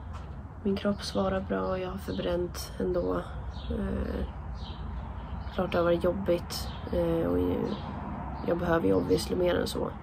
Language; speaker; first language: Swedish; native; Swedish